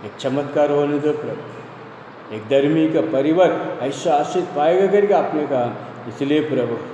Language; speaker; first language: Hindi; non-native, local second language; Tamil